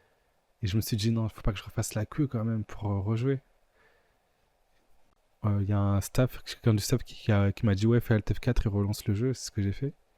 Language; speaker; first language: French; native; French